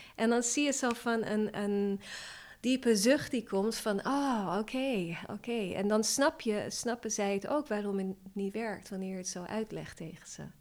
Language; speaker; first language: Dutch; non-native, fluent; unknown